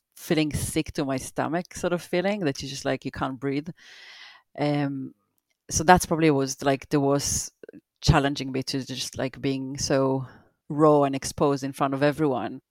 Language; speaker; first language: English; non-native, fluent; Hebrew